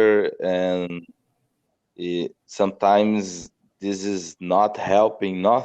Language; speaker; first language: English; non-native, learner; Portuguese